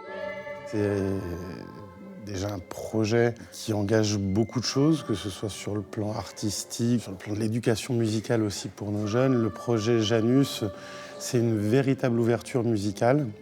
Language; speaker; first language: French; native; French